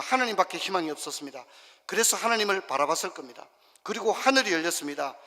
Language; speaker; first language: Korean; native; Korean